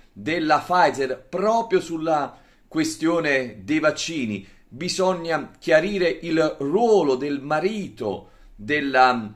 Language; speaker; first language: Italian; native; Italian